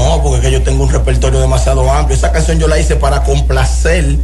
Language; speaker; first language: Spanish; native; Spanish